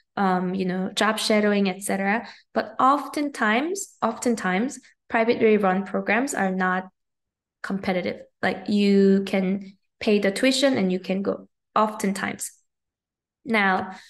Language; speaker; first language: English; native; English